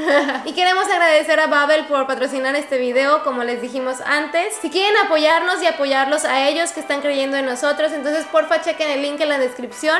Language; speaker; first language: Spanish; native; Spanish